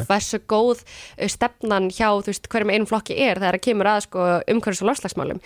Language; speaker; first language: Icelandic; early bilingual, other home language; Kurdish